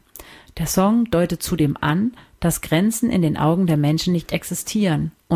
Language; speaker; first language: German; native; German